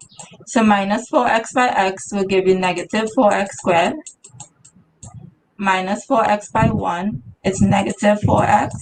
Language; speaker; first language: English; native; English